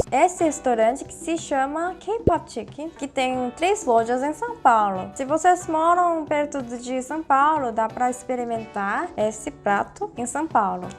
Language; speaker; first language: Portuguese; non-native, fluent; Korean